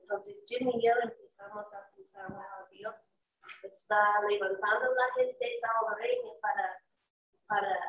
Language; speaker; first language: Spanish; non-native, learner; English